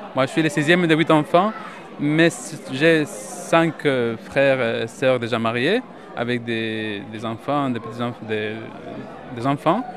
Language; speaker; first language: French; non-native, fluent; Spanish